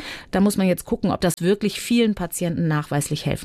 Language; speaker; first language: German; native; German